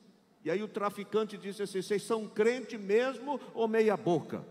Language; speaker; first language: Portuguese; native; Portuguese